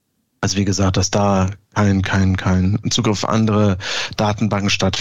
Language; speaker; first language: German; native; German